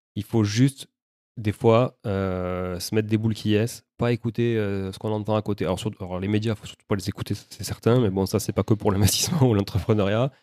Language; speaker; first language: French; native; French